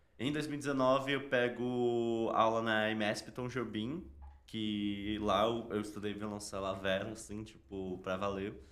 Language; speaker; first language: Portuguese; native; Portuguese